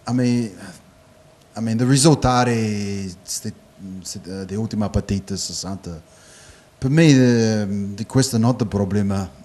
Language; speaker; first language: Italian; non-native, learner; English